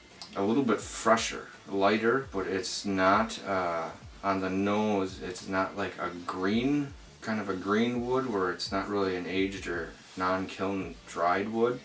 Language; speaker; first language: English; native; English